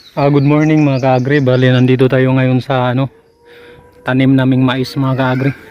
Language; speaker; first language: Filipino; non-native, local second language; Cebuano